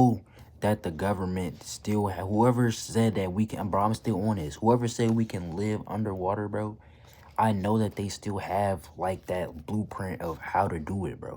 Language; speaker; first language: English; native; English